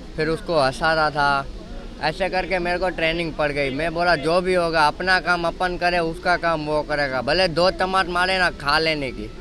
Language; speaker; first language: Hindi; non-native, local second language; Gujarati